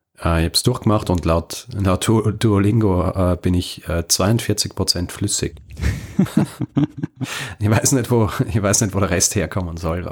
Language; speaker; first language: German; native; German